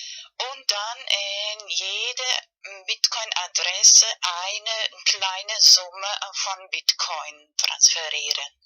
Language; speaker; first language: German; non-native, fluent; Spanish